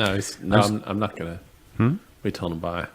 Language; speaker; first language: English; native; English